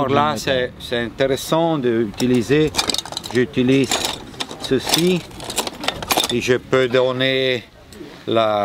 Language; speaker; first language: French; non-native, fluent; Italian